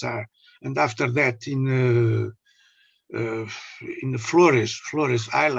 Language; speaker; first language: English; non-native, learner; Portuguese